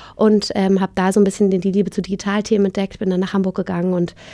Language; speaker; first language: German; native; German